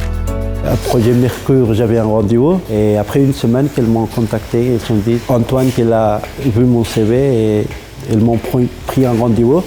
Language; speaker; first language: French; non-native, learner; Persian